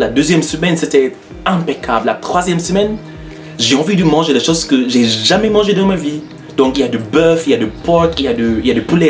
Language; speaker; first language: French; non-native, learner; English